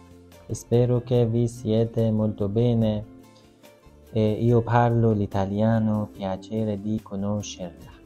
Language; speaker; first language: Italian; non-native, learner; Persian